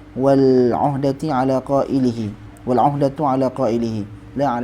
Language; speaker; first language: Arabic; non-native, fluent; Malay